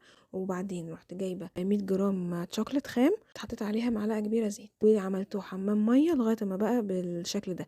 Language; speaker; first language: Arabic; native; Arabic